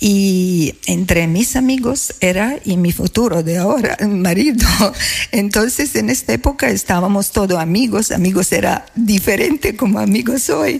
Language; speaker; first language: Spanish; non-native, fluent; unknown